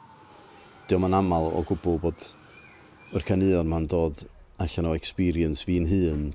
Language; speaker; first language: Welsh; native; Welsh